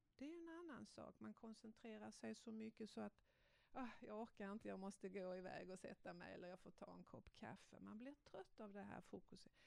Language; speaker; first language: Swedish; native; Swedish